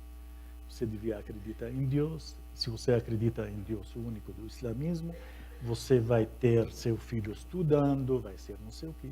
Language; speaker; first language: Portuguese; non-native, fluent; Arabic